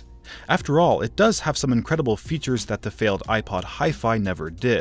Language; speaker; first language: English; native; English